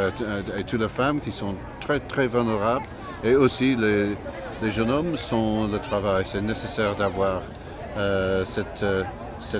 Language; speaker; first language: French; non-native, learner; English